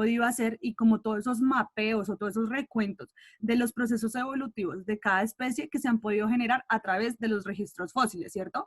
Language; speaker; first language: Spanish; native; Spanish